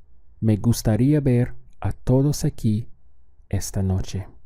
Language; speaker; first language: Spanish; non-native, fluent; English